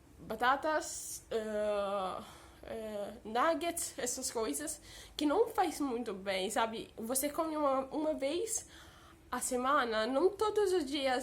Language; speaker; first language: Portuguese; early bilingual, heritage; Portuguese